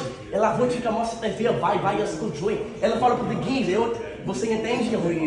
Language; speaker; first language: Portuguese; non-native, learner; English